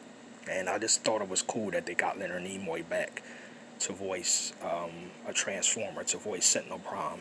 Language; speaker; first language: English; native; English